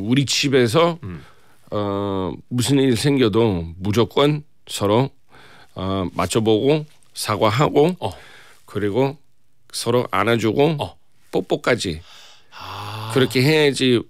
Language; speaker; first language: Korean; non-native, fluent; English